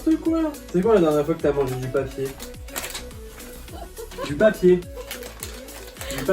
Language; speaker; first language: French; native; French